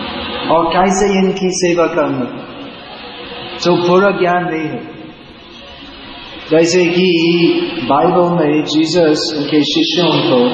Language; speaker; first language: Hindi; non-native, learner; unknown